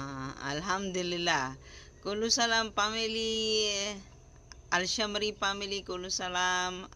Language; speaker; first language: Arabic; non-native, learner; Filipino